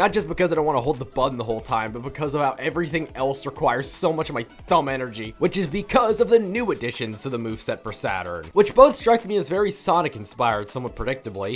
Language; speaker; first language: English; native; English